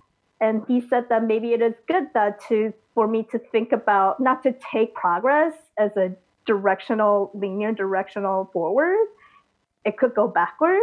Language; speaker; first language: English; early bilingual, other home language; Chinese